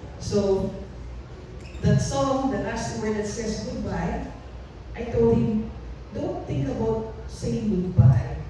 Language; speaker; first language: English; non-native, local second language; Filipino